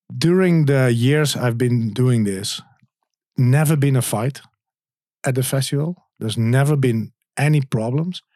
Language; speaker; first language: English; non-native, fluent; Dutch